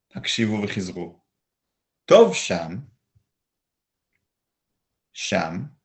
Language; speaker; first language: Hebrew; non-native, fluent; English